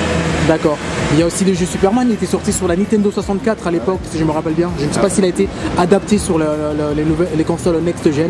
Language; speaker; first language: French; native; French